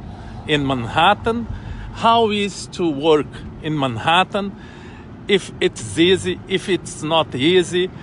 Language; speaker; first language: English; non-native, learner; Portuguese